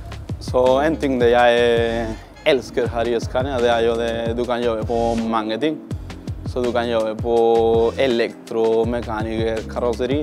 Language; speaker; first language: Norwegian; non-native, learner; Spanish